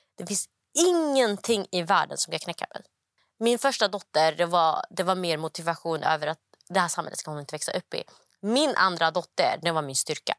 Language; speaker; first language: Swedish; early bilingual, other home language; Somali